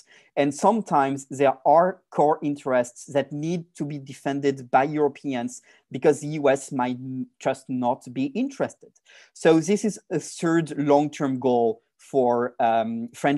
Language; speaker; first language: English; non-native, fluent; French